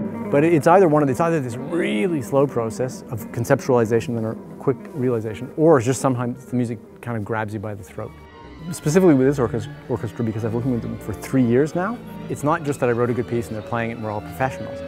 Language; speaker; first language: English; native; English